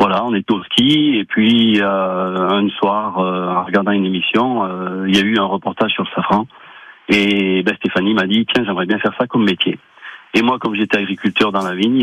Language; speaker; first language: French; native; French